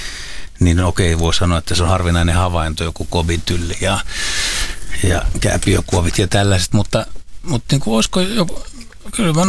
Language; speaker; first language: Finnish; native; Finnish